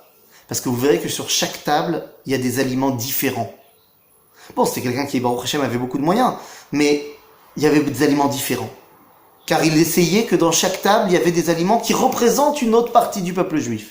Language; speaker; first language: French; native; French